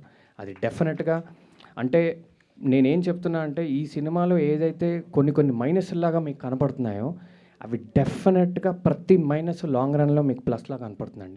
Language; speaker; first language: Telugu; native; Telugu